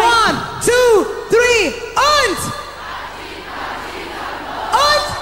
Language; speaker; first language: German; non-native, learner; English